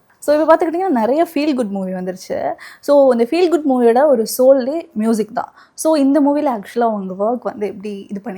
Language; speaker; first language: Tamil; native; Tamil